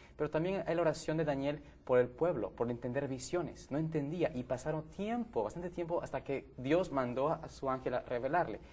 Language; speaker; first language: Spanish; native; Spanish